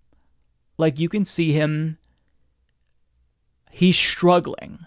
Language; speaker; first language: English; native; English